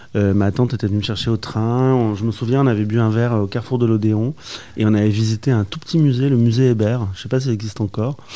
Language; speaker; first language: French; native; French